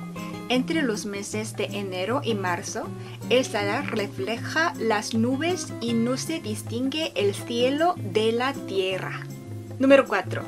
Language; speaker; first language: Spanish; non-native, fluent; Korean